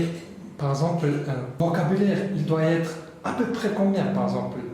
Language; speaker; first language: French; non-native, learner; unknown